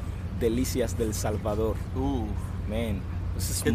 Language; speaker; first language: English; non-native, fluent; Spanish